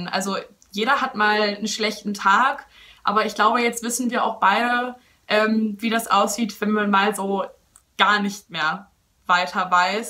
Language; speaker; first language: German; native; German